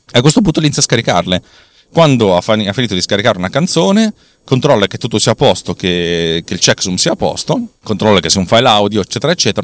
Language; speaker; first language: Italian; native; Italian